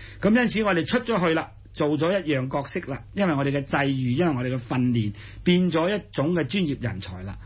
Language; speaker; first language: Cantonese; native; Cantonese